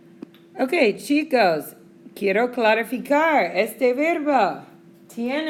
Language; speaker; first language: Spanish; non-native, fluent; English